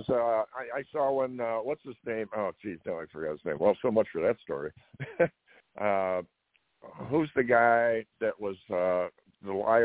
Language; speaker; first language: English; native; English